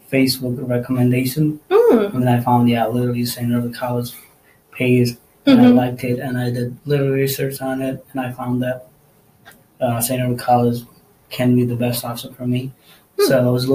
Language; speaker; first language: English; non-native, local second language; Nepali